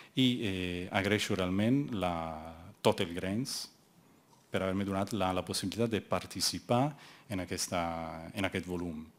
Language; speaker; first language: Catalan; non-native, fluent; Italian